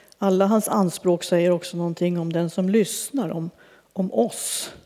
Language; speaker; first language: Swedish; native; Swedish